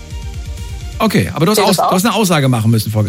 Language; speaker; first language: German; native; German